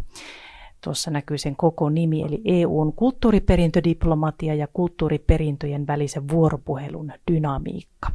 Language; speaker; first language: Finnish; native; Finnish